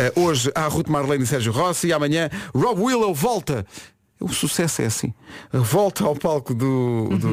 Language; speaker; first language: Portuguese; native; Portuguese